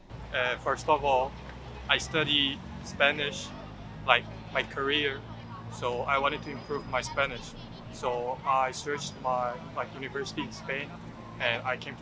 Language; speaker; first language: English; non-native, fluent; Korean